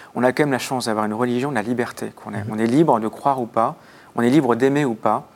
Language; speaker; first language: French; native; French